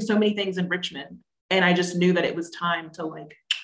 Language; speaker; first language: English; native; English